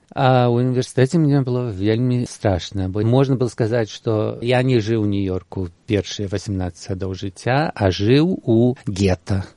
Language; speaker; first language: Belarusian; early bilingual, heritage; Belarusian